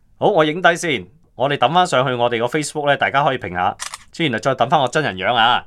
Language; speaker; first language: Cantonese; native; Cantonese